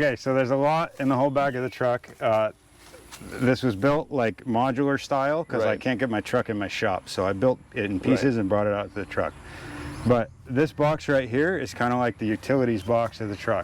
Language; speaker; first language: English; native; English